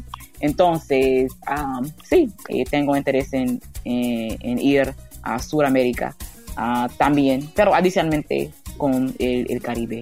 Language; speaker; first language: Spanish; non-native, learner; English